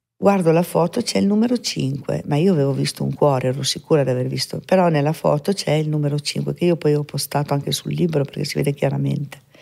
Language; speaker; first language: Italian; native; Italian